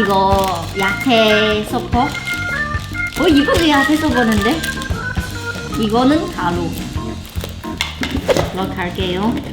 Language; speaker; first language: Korean; non-native, learner; Chinese